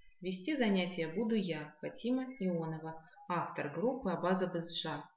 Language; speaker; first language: Russian; non-native, local second language; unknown